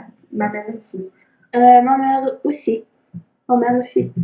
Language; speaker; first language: French; non-native, local second language; Arabic